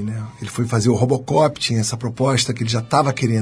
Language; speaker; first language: Portuguese; native; Portuguese